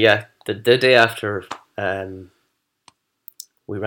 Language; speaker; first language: English; native; English